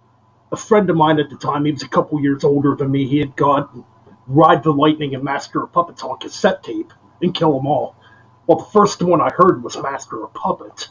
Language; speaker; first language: English; native; English